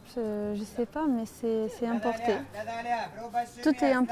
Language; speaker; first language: French; non-native, local second language; Arabic